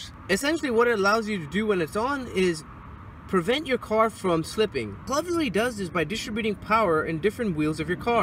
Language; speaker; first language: English; native; English